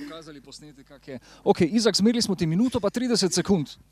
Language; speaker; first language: Slovenian; native; Slovenian